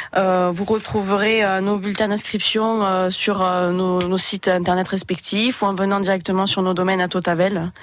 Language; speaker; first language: French; native; French